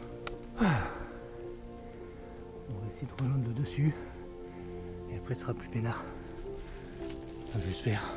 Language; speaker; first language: French; native; French